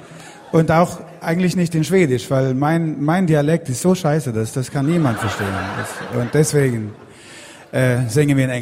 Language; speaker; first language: German; non-native, fluent; Swedish